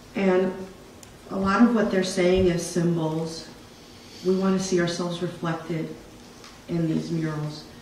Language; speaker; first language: English; native; English